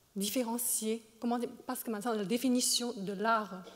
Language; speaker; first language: French; non-native, fluent; Chinese